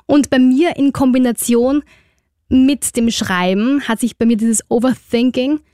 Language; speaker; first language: German; native; German